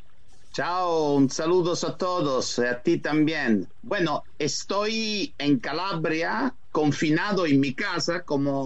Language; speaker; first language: Spanish; non-native, fluent; Italian